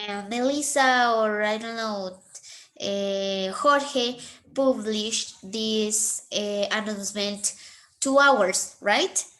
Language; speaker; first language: English; non-native, fluent; Spanish